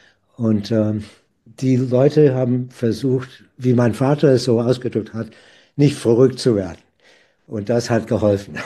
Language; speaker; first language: German; non-native, fluent; English